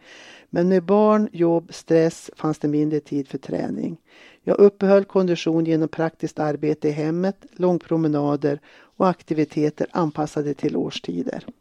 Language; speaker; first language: Swedish; native; Swedish